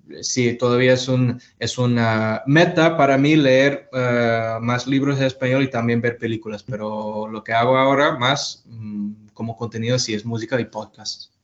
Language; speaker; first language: Spanish; non-native, fluent; English